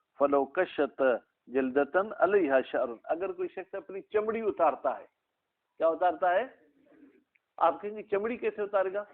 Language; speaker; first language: Urdu; non-native, local second language; Sindhi